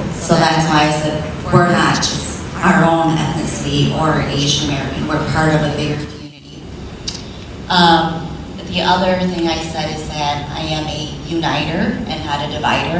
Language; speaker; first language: English; early bilingual, other home language; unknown